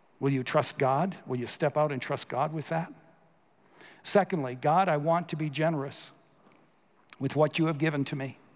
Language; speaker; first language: English; native; English